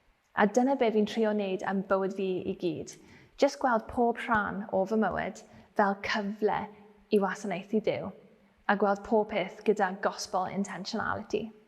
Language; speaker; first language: Welsh; non-native, fluent; English